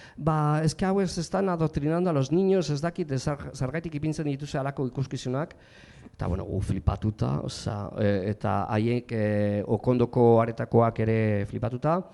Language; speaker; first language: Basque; non-native, local second language; Spanish